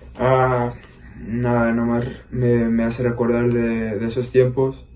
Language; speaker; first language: Spanish; early bilingual, heritage; Spanish